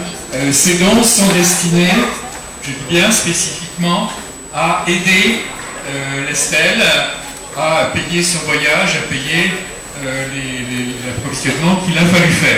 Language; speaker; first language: French; native; French